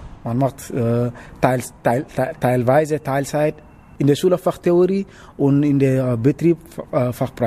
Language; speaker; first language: German; non-native, learner; Wolof